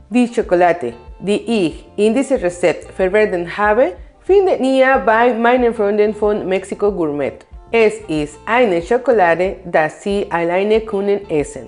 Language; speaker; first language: German; non-native, learner; Spanish